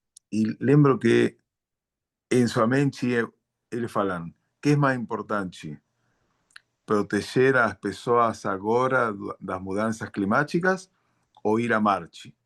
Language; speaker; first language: Portuguese; non-native, learner; Spanish